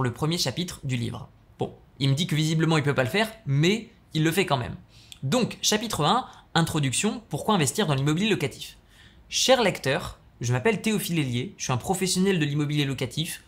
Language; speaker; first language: French; native; French